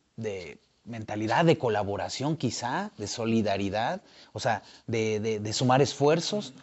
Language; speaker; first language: Spanish; native; Spanish